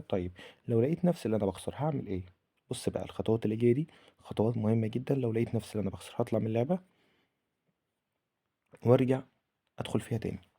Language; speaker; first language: Arabic; native; Arabic